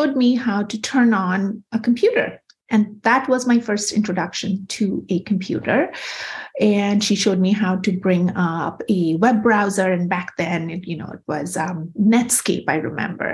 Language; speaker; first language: English; non-native, local second language; Bangla